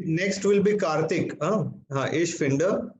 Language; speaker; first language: German; non-native, fluent; Hindi